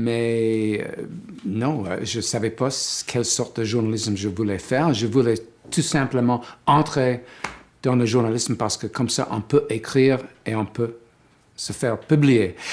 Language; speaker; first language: French; non-native, fluent; English